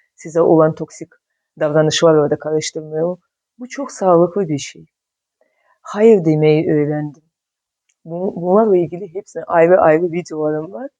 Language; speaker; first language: Turkish; non-native, fluent; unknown